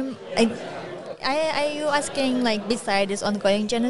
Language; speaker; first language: English; non-native, learner; Chinese